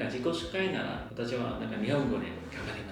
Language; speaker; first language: Japanese; non-native, learner; Vietnamese